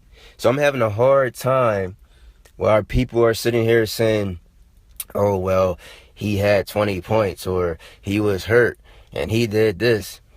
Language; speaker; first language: English; native; English